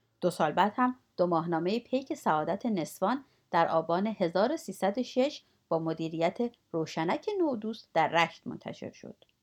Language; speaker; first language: Persian; native; Persian